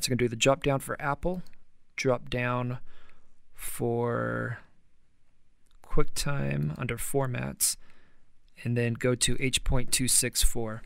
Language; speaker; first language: English; native; English